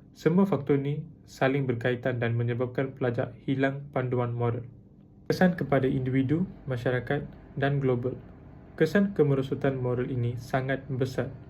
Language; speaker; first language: Malay; non-native, local second language; Tamil